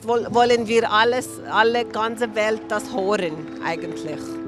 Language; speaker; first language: German; non-native, learner; Persian